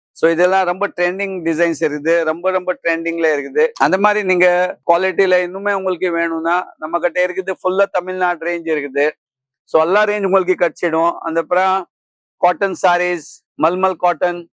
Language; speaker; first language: Tamil; non-native, fluent; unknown